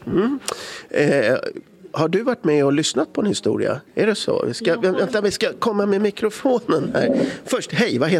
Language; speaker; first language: Swedish; native; Swedish